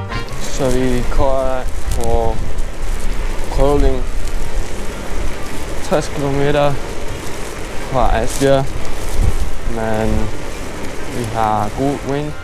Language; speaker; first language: Danish; non-native, learner; Slovak